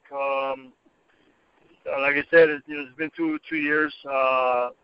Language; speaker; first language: English; native; English